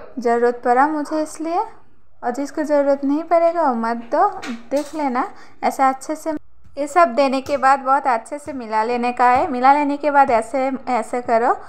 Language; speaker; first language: Hindi; non-native, local second language; Bangla